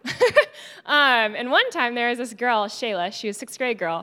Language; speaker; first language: English; native; English